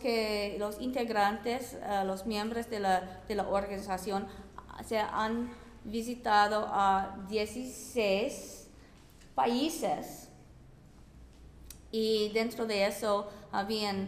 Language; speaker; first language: Spanish; non-native, fluent; English